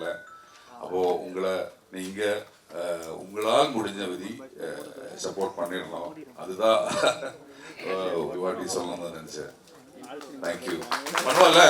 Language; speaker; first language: Tamil; non-native, learner; Malayalam